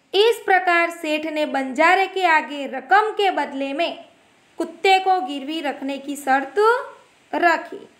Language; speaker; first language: Hindi; non-native, local second language; Gujarati